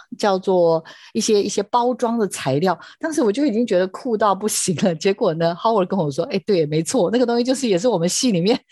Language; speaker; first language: Chinese; native; Chinese